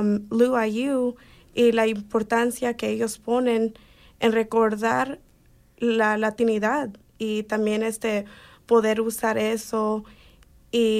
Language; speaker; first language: Spanish; early bilingual, heritage; Spanish